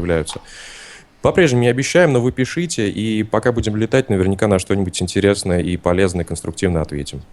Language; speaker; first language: Russian; native; Russian